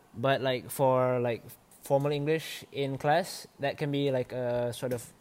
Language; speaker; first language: English; non-native, local second language; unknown